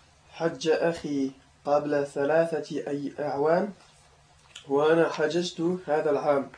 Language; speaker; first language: Arabic; non-native, learner; French